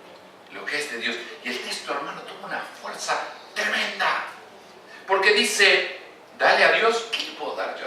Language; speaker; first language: Spanish; native; Spanish